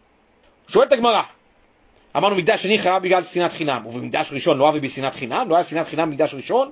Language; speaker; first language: Hebrew; native; Hebrew